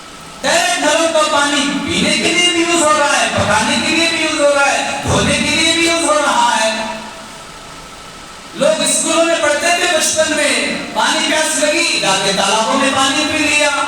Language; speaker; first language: Urdu; native; Urdu